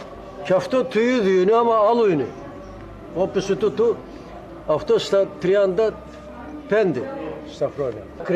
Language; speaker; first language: Greek; early bilingual, heritage; Greek